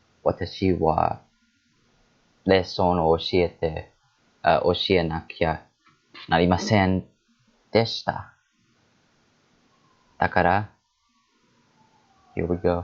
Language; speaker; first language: Japanese; non-native, learner; English